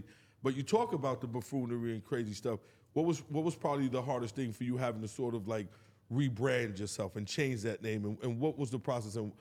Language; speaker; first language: English; native; English